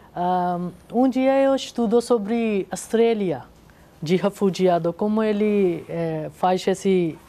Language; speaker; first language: Portuguese; non-native, learner; Urdu